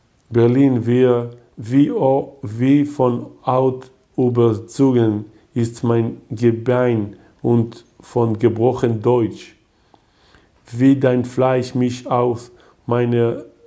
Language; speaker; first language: German; non-native, learner; Hebrew